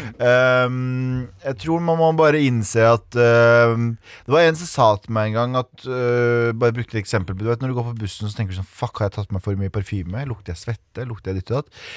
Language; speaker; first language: Norwegian; early bilingual, other home language; Kurdish